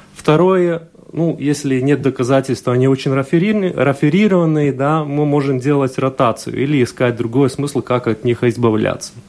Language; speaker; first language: Russian; non-native, local second language; Latvian